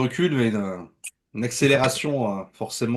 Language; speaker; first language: French; native; French